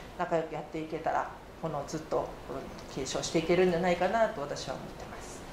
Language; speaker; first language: Japanese; native; Japanese